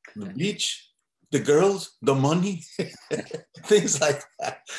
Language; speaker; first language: English; native; English